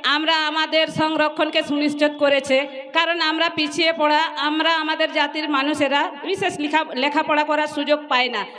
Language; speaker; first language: Bangla; non-native, local second language; Santali